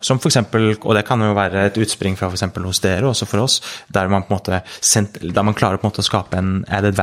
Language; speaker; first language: Norwegian; native; Norwegian